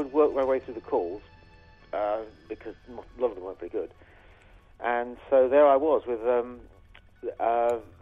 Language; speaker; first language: English; native; English